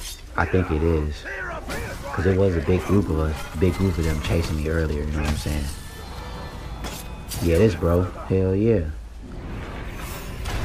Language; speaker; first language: English; native; English